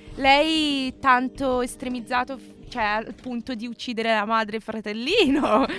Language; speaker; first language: Italian; early bilingual, other home language; Arabic